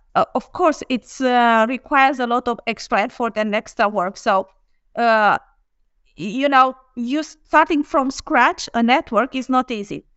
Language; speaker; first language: English; non-native, fluent; Romanian